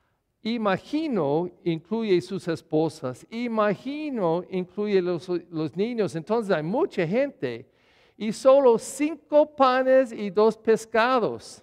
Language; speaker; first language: Spanish; non-native, learner; English